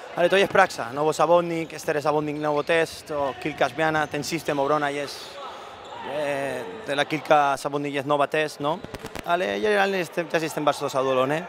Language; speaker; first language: Polish; non-native, learner; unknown